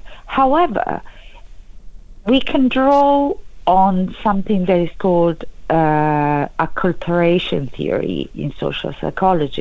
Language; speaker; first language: English; non-native, fluent; Italian